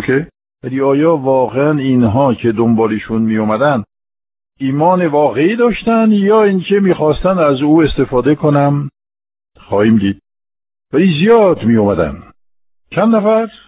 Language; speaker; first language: Persian; non-native, fluent; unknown